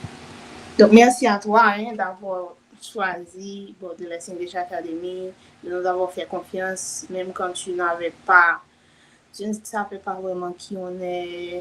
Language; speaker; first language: French; non-native, local second language; Haitian Creole